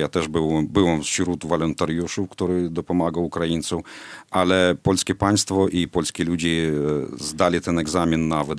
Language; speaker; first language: Polish; non-native, fluent; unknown